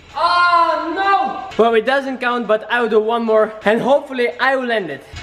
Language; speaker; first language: English; non-native, fluent; Bulgarian